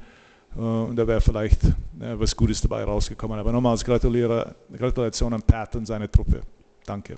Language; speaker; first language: German; native; German